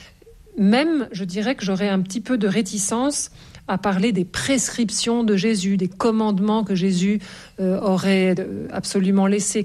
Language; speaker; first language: French; native; French